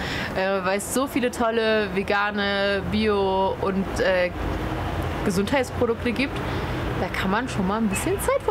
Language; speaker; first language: German; native; German